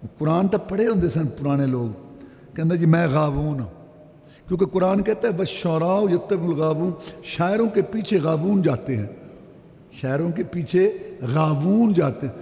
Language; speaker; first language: Urdu; non-native, local second language; Punjabi